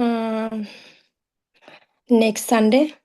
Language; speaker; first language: English; non-native, learner; Bangla